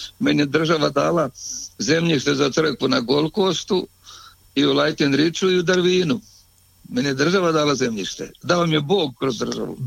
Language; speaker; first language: Serbian; native; Serbian